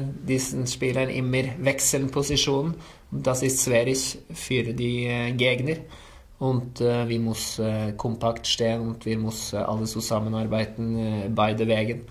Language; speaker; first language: German; non-native, learner; Norwegian